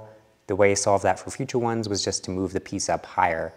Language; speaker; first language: English; native; English